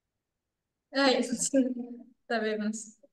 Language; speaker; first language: Japanese; non-native, learner; Indonesian